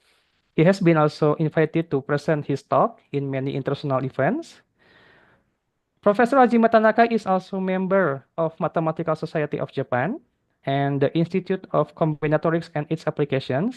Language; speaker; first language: English; non-native, fluent; Indonesian